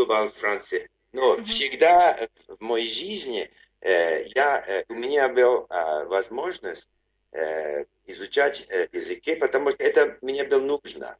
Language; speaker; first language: Russian; non-native, learner; English